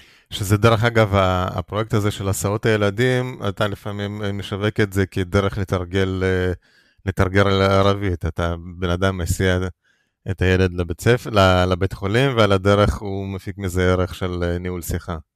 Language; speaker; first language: Hebrew; non-native, fluent; Russian